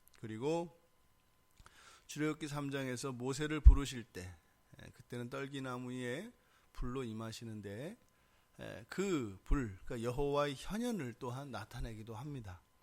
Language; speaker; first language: Korean; native; Korean